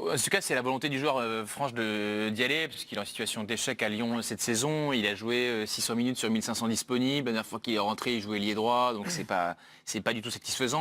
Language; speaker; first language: French; native; French